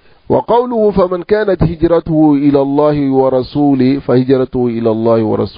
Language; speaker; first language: Arabic; non-native, fluent; French